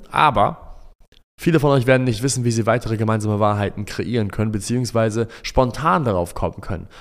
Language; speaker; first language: German; early bilingual, other home language; Arabic